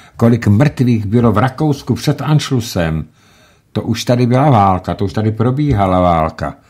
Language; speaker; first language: Czech; native; Czech